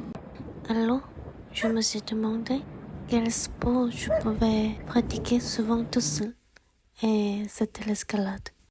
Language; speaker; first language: French; non-native, fluent; Korean